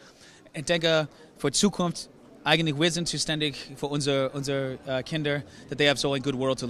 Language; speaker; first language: German; non-native, learner; English